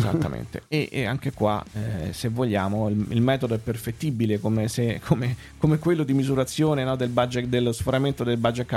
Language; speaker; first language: Italian; native; Italian